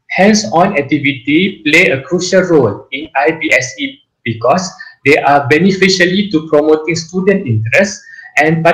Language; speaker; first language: English; non-native, local second language; Malay